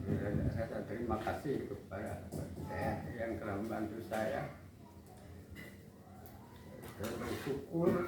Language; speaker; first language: Indonesian; non-native, local second language; Sundanese